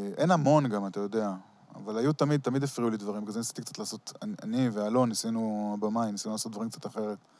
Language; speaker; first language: Hebrew; early bilingual, heritage; Hebrew